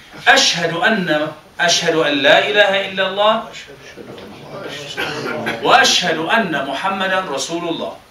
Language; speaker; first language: Arabic; non-native, fluent; English